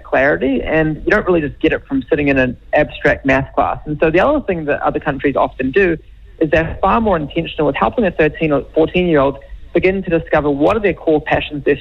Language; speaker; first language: English; native; English